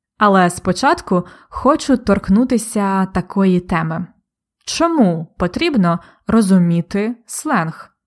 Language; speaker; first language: Ukrainian; native; Ukrainian